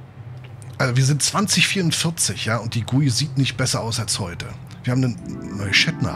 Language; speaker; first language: German; native; German